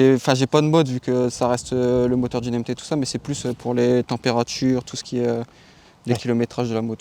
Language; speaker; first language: French; native; French